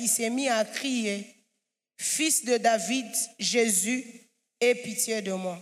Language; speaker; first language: French; non-native, local second language; Swahili